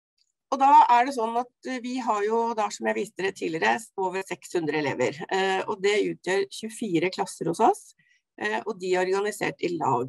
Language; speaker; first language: Norwegian; native; Norwegian